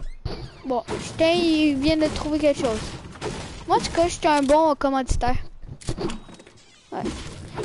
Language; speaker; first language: French; native; French